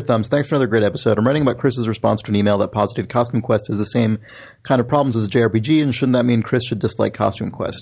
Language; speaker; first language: English; native; English